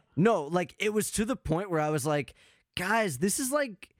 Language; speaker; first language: English; native; English